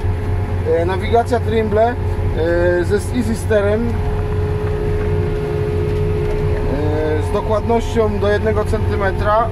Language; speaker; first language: Polish; native; Polish